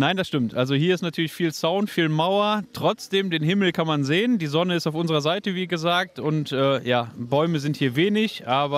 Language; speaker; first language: German; native; German